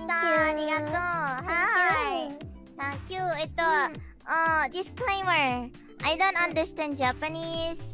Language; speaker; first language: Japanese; non-native, learner; Indonesian